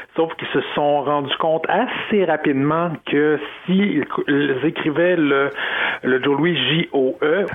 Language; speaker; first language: French; native; French